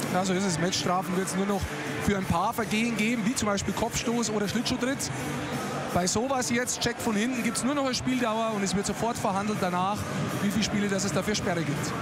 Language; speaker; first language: German; native; German